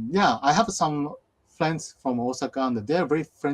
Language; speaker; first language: English; non-native, fluent; Japanese